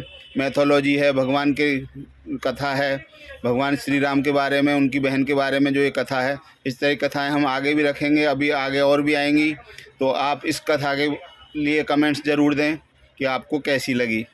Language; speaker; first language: Hindi; native; Hindi